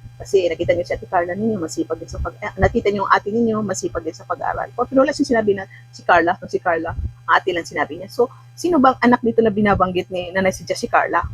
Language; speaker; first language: Filipino; non-native, local second language; Cebuano